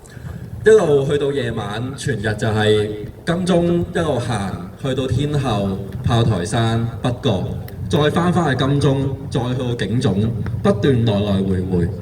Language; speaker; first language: Cantonese; native; Cantonese